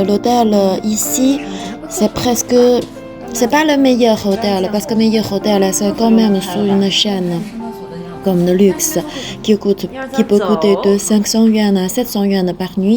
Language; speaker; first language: French; non-native, fluent; Chinese